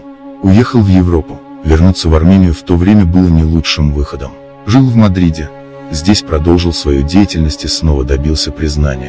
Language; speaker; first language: Russian; native; Russian